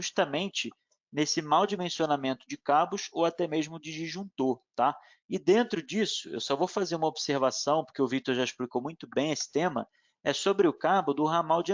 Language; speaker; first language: Portuguese; native; Portuguese